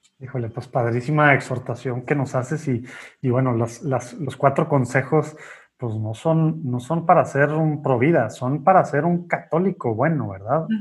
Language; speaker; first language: Spanish; native; Spanish